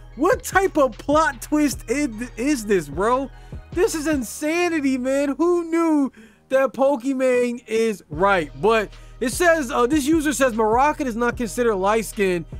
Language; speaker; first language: English; native; English